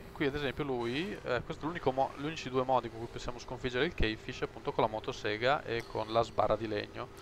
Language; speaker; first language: Italian; native; Italian